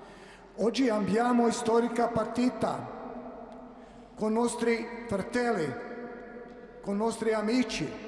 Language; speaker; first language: Italian; non-native, learner; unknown